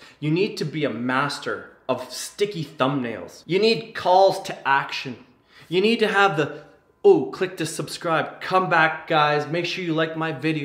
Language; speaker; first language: English; native; English